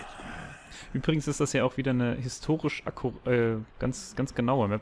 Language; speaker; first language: German; native; German